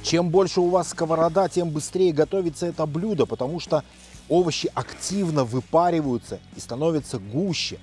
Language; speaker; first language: Russian; native; Russian